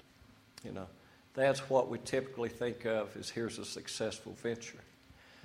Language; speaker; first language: English; native; English